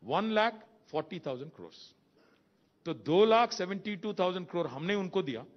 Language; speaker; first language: Hindi; non-native, local second language; Telugu